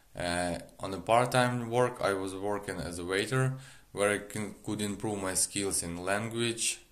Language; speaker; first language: English; non-native, learner; Ukrainian